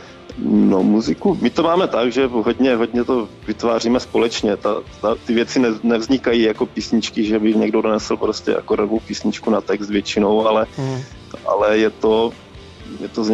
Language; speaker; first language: Czech; native; Czech